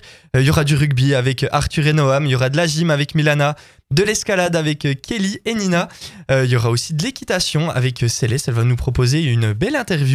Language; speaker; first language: French; native; French